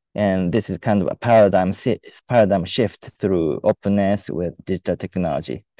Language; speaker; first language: English; non-native, fluent; Japanese